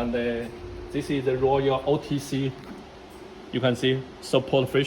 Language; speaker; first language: English; non-native, learner; Chinese